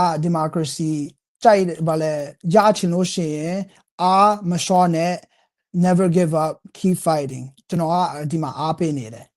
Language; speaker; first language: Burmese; early bilingual, heritage; Burmese